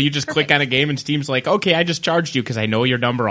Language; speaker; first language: English; native; English